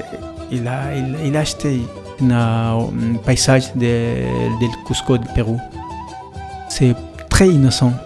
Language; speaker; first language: French; non-native, learner; Spanish